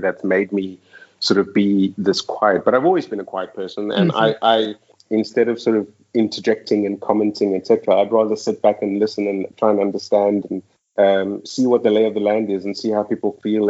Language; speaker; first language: English; native; English